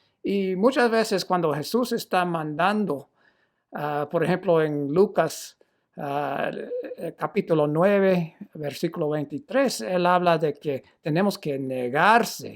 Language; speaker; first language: Spanish; non-native, fluent; English